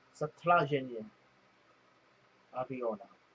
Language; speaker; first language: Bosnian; non-native, learner; English